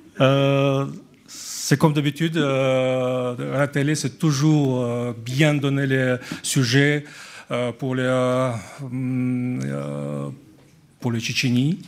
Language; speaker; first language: French; non-native, learner; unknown